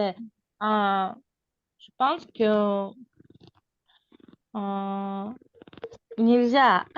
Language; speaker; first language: French; non-native, learner; Uzbek